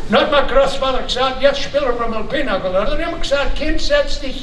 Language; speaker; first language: German; early bilingual, heritage; German